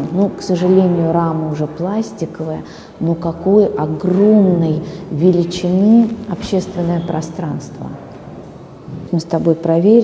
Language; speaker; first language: Russian; native; Russian